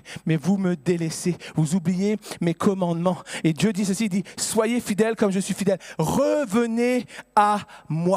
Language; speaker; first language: French; native; French